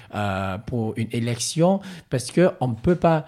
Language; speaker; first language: French; non-native, learner; Cantonese